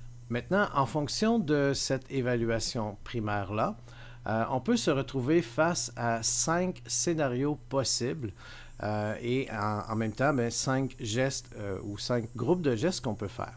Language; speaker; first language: French; native; French